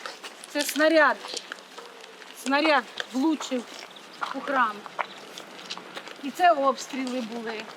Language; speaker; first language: Ukrainian; native; Ukrainian